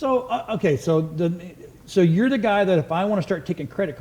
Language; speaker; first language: English; native; English